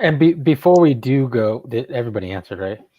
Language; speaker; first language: English; native; English